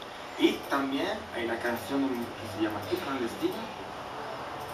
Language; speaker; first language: Spanish; non-native, fluent; French